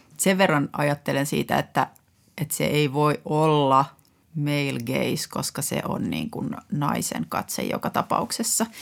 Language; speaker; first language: Finnish; native; Finnish